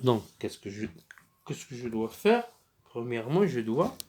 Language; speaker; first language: French; non-native, local second language; Arabic